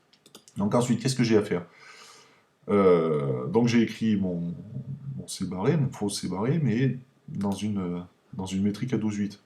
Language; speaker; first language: French; native; French